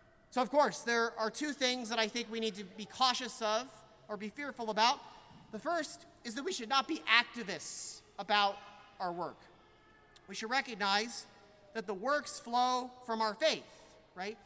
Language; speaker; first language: English; native; English